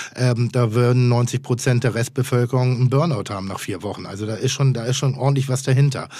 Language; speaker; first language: German; non-native, fluent; Turkish